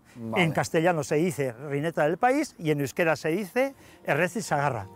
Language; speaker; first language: Spanish; native; Spanish